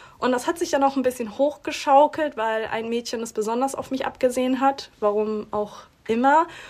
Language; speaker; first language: German; early bilingual, other home language; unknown